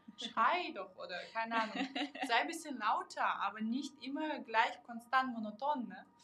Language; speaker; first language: German; non-native, fluent; Russian